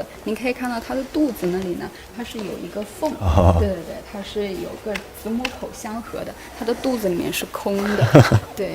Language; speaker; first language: Chinese; native; Chinese